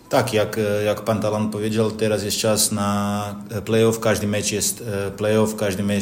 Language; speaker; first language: Polish; non-native, learner; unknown